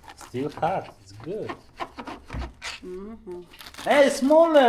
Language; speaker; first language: English; non-native, learner; Polish